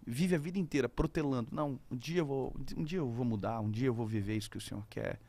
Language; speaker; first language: Portuguese; native; Portuguese